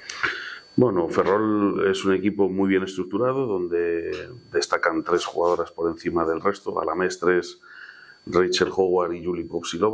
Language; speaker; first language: Spanish; native; Spanish